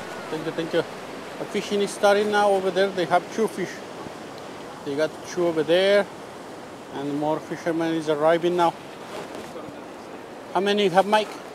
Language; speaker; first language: English; non-native, learner; Spanish